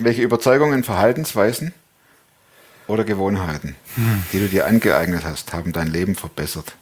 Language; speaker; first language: German; native; German